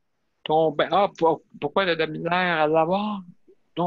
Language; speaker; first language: French; native; French